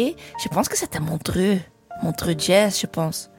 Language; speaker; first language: French; non-native, fluent; English